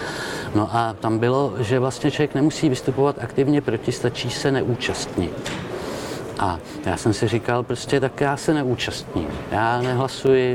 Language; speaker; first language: Czech; native; Czech